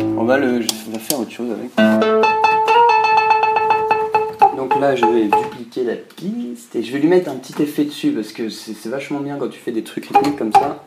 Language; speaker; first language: French; native; French